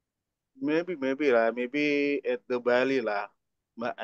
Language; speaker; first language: English; non-native, learner; Indonesian